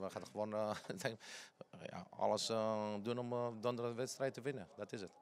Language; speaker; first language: Dutch; non-native, fluent; Greek